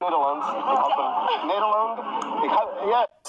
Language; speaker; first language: Dutch; non-native, learner; Portuguese